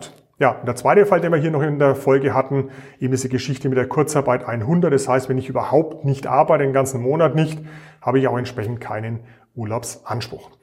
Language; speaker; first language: German; native; German